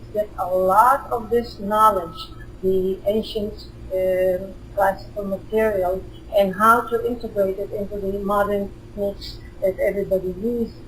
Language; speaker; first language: English; non-native, fluent; Hebrew